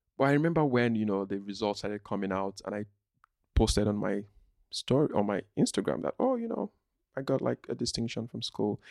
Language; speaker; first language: English; non-native, local second language; Igbo